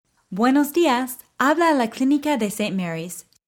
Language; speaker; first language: Spanish; non-native, fluent; English